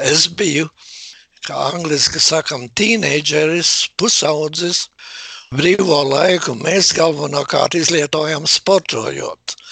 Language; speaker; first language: Latvian; native; Latvian